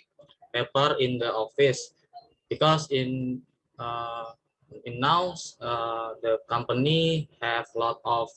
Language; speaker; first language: English; non-native, learner; Indonesian